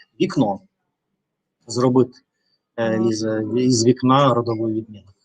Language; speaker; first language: Ukrainian; non-native, learner; Russian